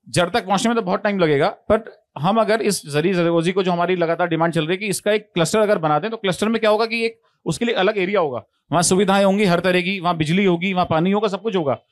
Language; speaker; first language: Hindi; native; Hindi